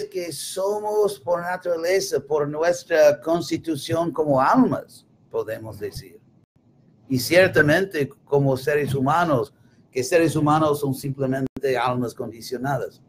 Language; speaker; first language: Spanish; non-native, fluent; English